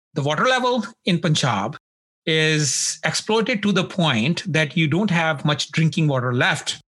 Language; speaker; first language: English; non-native, local second language; Punjabi